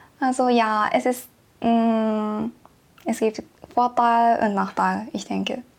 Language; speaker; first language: German; non-native, learner; Japanese